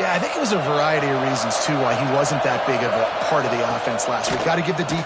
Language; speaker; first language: English; native; English